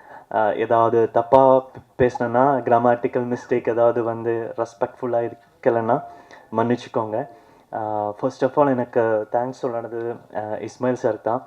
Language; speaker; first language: Tamil; non-native, learner; Malayalam